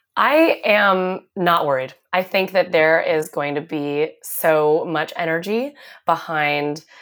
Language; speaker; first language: English; native; English